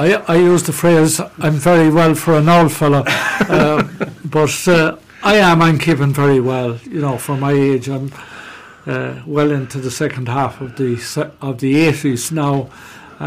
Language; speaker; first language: English; native; English